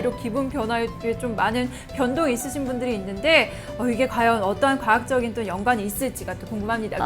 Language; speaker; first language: Korean; native; Korean